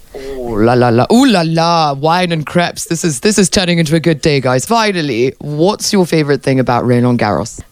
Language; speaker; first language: English; native; English